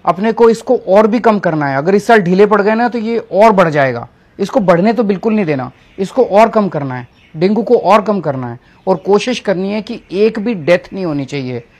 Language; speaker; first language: Hindi; native; Hindi